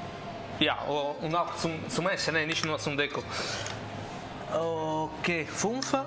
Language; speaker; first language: German; non-native, learner; Italian